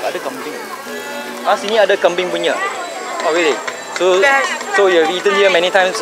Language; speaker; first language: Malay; non-native, local second language; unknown